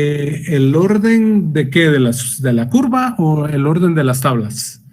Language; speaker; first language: Spanish; native; Spanish